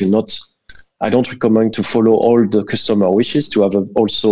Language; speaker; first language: English; non-native, fluent; French